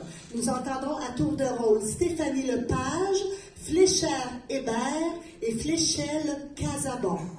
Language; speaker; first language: French; native; French